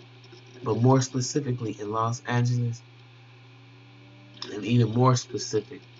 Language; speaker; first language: English; native; English